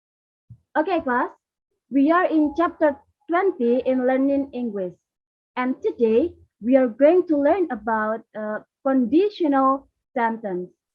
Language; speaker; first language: English; non-native, learner; Indonesian